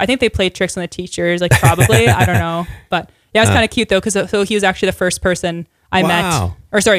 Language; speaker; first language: English; native; English